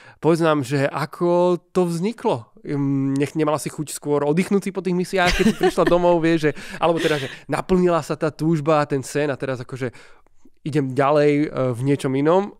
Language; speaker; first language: Slovak; native; Slovak